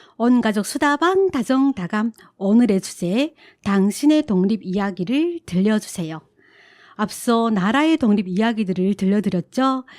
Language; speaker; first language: Korean; non-native, fluent; Chinese